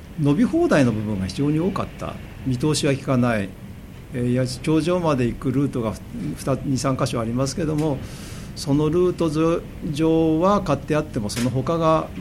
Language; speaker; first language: Japanese; native; Japanese